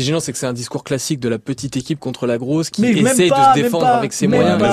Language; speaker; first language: French; native; French